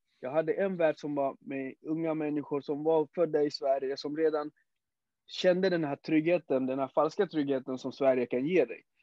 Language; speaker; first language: Swedish; early bilingual, other home language; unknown